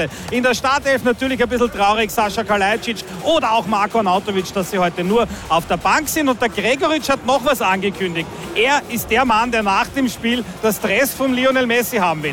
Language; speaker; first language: German; native; German